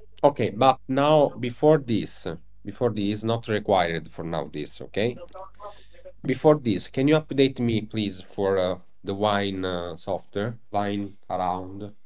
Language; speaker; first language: English; non-native, learner; Italian